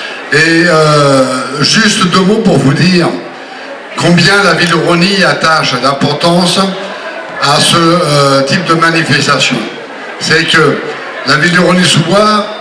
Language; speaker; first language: French; native; French